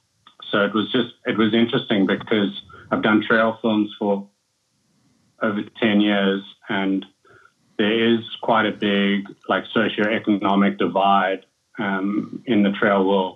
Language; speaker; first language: English; native; English